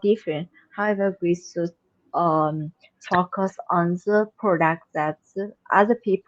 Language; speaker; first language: English; non-native, learner; Vietnamese